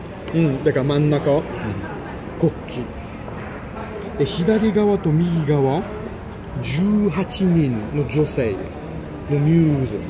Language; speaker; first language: Japanese; non-native, fluent; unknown